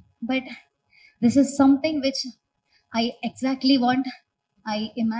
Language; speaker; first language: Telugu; non-native, learner; Malayalam